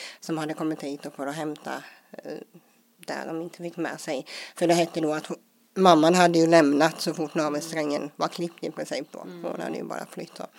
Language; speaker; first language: Swedish; early bilingual, other home language; English